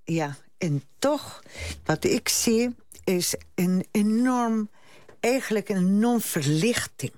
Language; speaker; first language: Dutch; non-native, fluent; Spanish